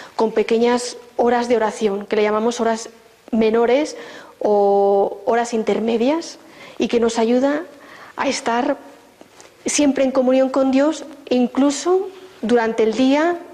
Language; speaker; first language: Spanish; native; Spanish